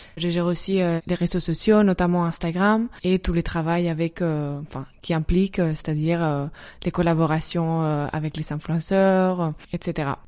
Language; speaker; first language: French; non-native, fluent; Spanish